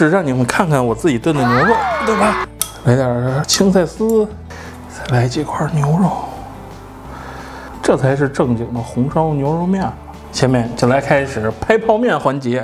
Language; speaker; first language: Chinese; native; Chinese